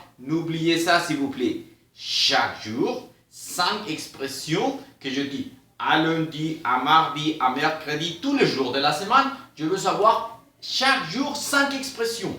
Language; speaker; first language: French; non-native, fluent; Spanish